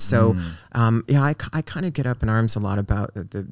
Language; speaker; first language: English; native; English